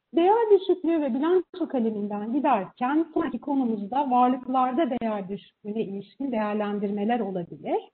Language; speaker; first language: Turkish; native; Turkish